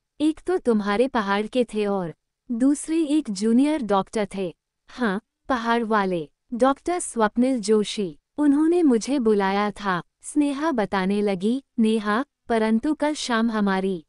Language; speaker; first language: Hindi; native; Hindi